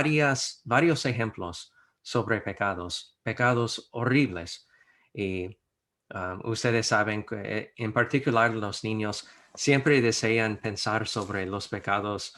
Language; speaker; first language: Spanish; non-native, fluent; English